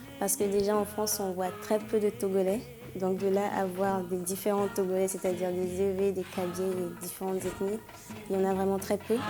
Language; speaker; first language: French; non-native, local second language; Ewe